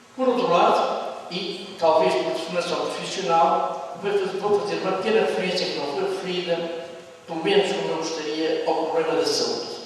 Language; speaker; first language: Portuguese; native; Portuguese